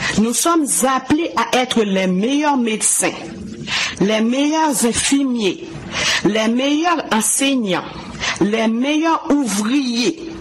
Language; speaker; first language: French; non-native, local second language; Haitian Creole